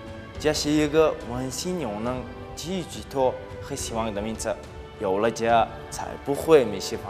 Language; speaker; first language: Chinese; non-native, fluent; Tajik